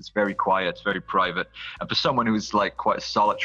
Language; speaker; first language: English; native; English